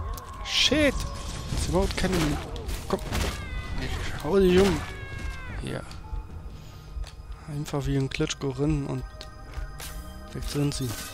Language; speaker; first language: German; native; German